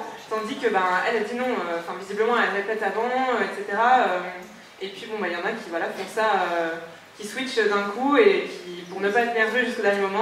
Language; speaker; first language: French; native; French